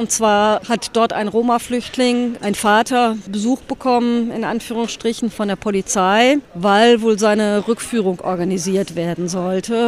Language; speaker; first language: German; native; German